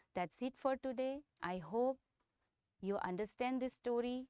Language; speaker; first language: English; non-native, local second language; Gujarati